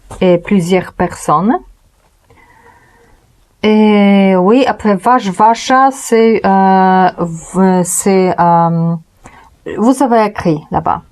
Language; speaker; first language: French; non-native, fluent; Polish